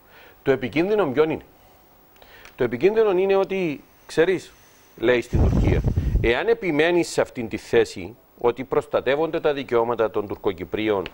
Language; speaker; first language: Greek; native; Greek